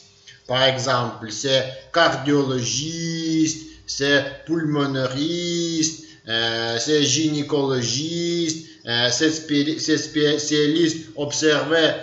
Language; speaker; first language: French; non-native, learner; Ukrainian